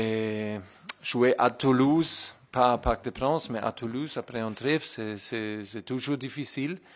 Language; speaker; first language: French; non-native, fluent; German